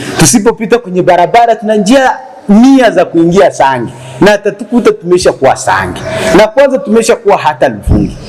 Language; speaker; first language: Swahili; native; Swahili